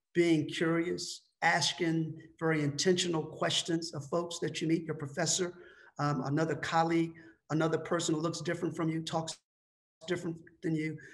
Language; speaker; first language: English; native; English